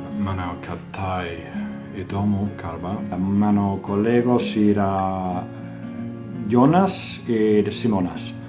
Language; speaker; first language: Lithuanian; non-native, learner; English